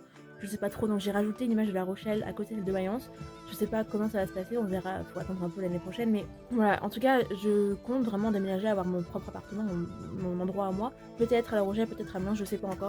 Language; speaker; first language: French; native; French